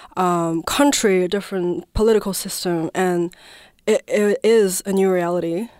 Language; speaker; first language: English; non-native, fluent; Chinese